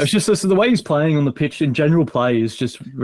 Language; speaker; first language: English; native; English